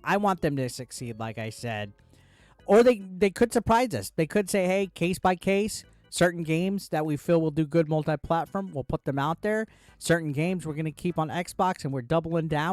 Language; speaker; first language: English; native; English